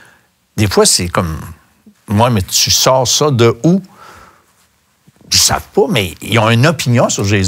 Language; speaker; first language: French; native; French